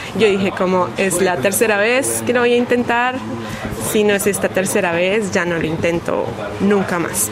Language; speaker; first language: Spanish; native; Spanish